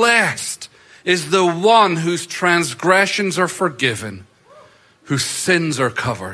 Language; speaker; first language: English; native; English